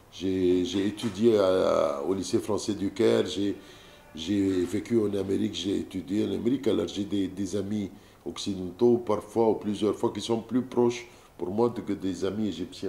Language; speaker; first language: French; non-native, fluent; Arabic